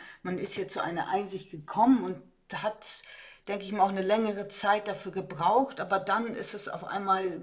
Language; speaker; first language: German; native; German